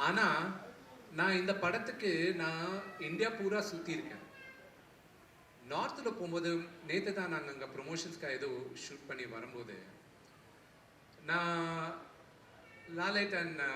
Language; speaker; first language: Tamil; non-native, local second language; Telugu